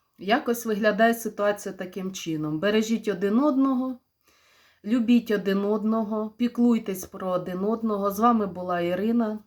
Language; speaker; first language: Ukrainian; non-native, local second language; Russian